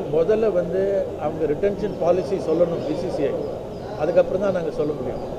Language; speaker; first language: Tamil; native; Tamil